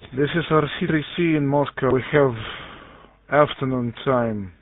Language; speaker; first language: English; non-native, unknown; Russian